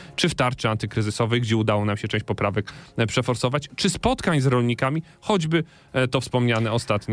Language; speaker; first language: Polish; native; Polish